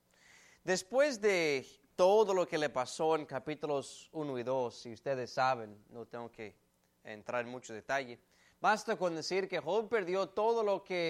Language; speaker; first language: Spanish; native; Spanish